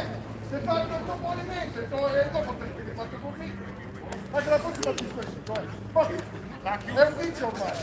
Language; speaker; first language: Italian; native; Italian